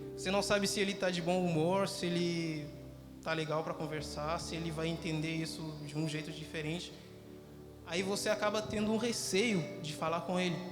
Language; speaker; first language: Portuguese; non-native, fluent; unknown